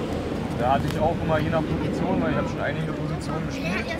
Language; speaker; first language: German; native; German